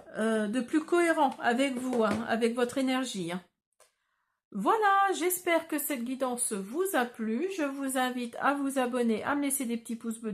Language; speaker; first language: French; native; French